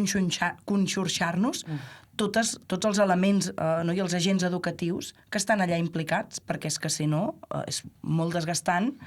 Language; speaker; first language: Catalan; native; Catalan